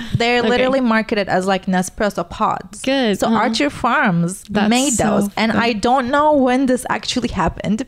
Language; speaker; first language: English; non-native, fluent; Turkish